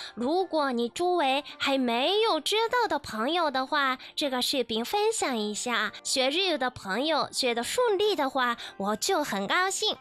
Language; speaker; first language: Chinese; non-native, fluent; Japanese